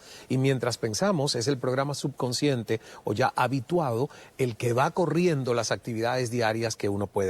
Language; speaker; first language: Spanish; native; Spanish